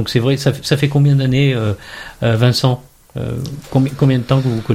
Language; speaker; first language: French; native; French